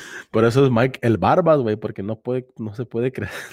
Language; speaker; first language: Spanish; early bilingual, heritage; Spanish